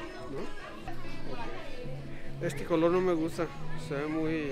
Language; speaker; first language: Spanish; native; Spanish